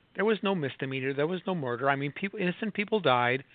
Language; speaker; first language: English; native; English